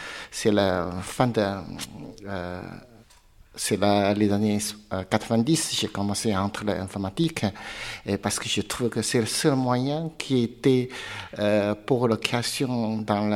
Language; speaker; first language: French; non-native, learner; Chinese